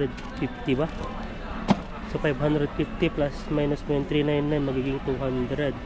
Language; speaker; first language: Filipino; native; Filipino